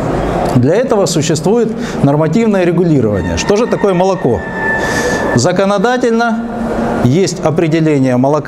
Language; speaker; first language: Russian; native; Russian